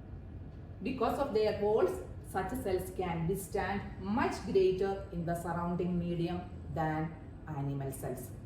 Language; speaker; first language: English; non-native, local second language; Malayalam